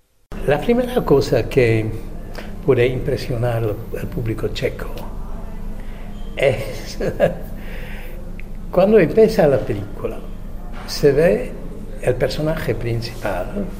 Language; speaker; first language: Spanish; non-native, fluent; Czech